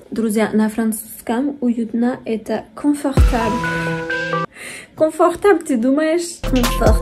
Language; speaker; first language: Russian; non-native, fluent; French